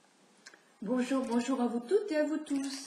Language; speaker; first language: French; native; French